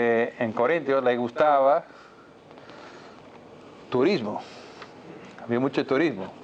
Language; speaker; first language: Spanish; non-native, fluent; English